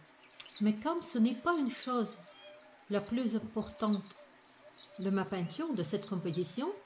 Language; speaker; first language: French; non-native, fluent; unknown